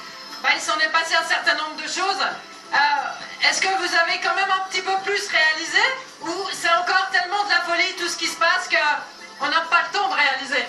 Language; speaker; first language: French; native; French